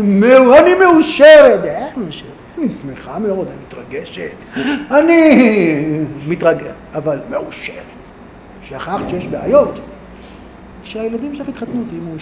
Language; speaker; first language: Hebrew; native; Hebrew